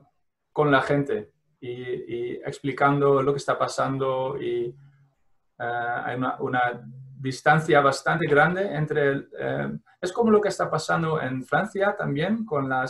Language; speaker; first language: Spanish; non-native, fluent; Dutch